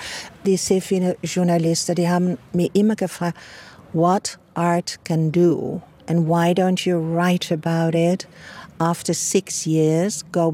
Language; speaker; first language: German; non-native, fluent; Dutch